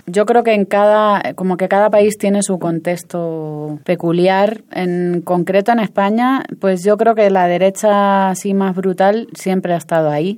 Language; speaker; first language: Spanish; native; Spanish